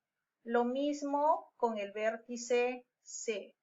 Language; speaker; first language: Spanish; native; Spanish